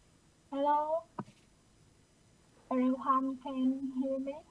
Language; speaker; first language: English; non-native, learner; Vietnamese